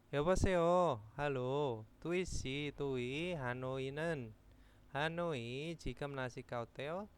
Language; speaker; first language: Korean; non-native, fluent; Indonesian